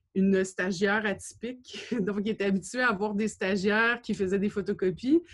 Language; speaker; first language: French; native; French